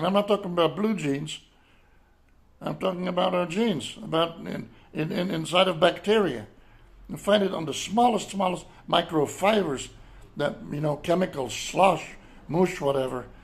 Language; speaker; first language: English; non-native, fluent; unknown